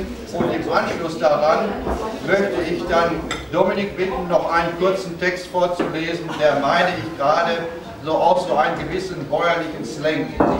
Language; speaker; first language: German; native; German